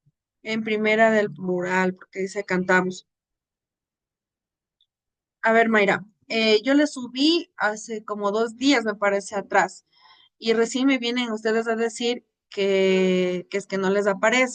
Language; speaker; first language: Spanish; native; Spanish